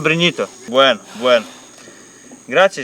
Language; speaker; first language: Spanish; non-native, learner; Serbian